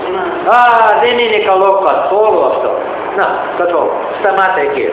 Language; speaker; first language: Greek; early bilingual, heritage; Greek